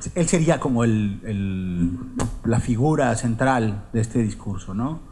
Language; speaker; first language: Spanish; native; Spanish